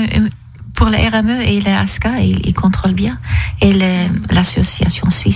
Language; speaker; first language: French; non-native, fluent; Dutch